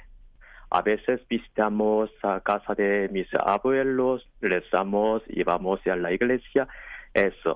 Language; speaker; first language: Spanish; non-native, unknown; Korean